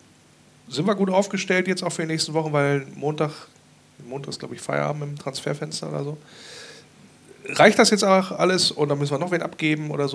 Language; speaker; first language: German; native; German